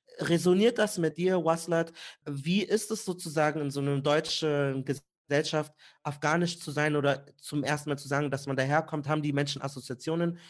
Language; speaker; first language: German; native; German